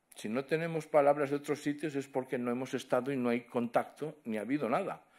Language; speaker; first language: Spanish; non-native, local second language; Catalan